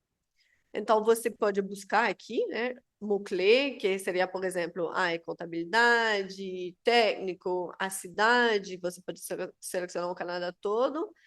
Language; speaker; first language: Portuguese; non-native, fluent; Spanish